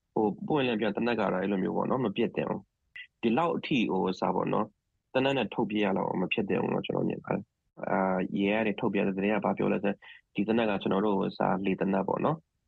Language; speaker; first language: Burmese; non-native, local second language; S'gaw Karen